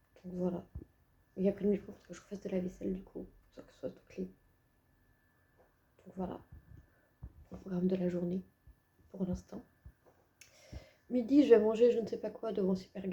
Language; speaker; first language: French; native; French